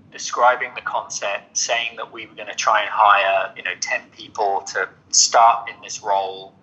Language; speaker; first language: English; native; English